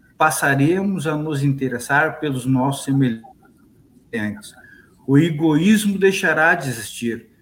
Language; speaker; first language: Portuguese; native; Portuguese